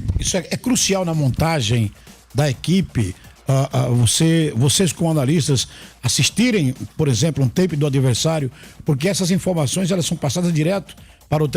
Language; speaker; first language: Portuguese; native; Portuguese